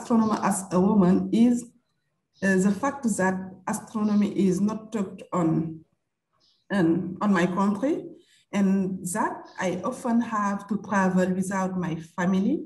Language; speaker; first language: English; non-native, fluent; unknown